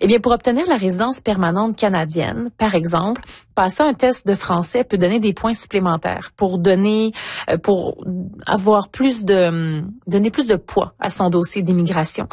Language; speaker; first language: French; native; French